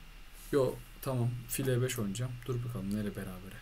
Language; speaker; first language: Turkish; native; Turkish